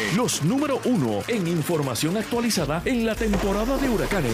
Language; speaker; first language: Spanish; native; Spanish